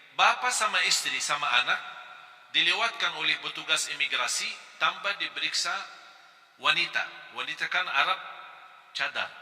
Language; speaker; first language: Malay; non-native, fluent; Arabic